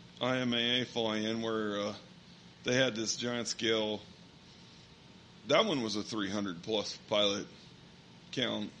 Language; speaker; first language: English; native; English